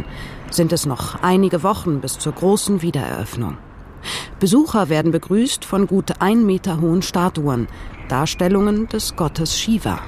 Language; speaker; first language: German; native; German